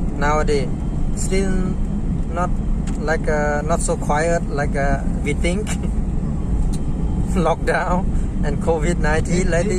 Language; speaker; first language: English; non-native, learner; Thai